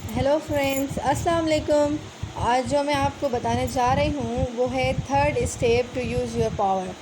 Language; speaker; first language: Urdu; non-native, local second language; Sindhi